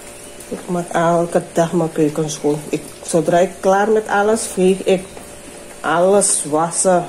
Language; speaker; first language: Dutch; non-native, local second language; Javanese